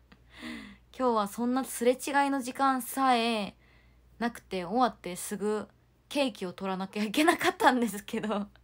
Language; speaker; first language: Japanese; non-native, fluent; Korean